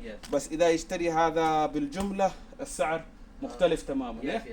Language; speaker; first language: Arabic; non-native, local second language; Somali